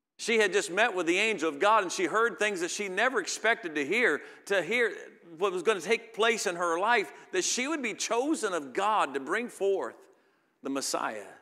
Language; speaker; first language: English; native; English